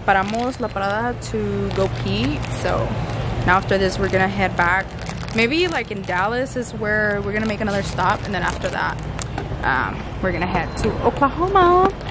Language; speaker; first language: English; early bilingual, other home language; Spanish